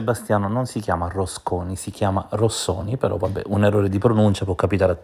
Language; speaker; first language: Italian; native; Italian